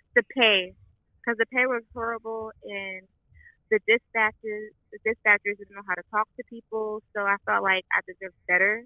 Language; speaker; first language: English; native; English